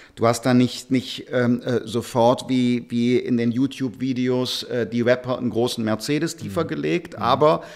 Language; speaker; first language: German; native; German